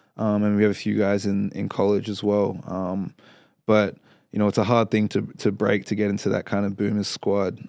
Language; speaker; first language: English; native; English